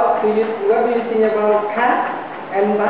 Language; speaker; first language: English; non-native, learner; Vietnamese